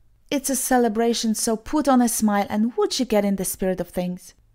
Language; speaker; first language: English; non-native, fluent; Polish